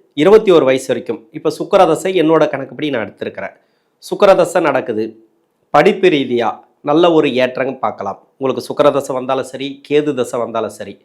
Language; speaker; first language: Tamil; native; Tamil